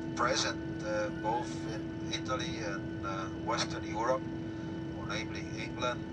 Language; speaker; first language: English; non-native, fluent; Czech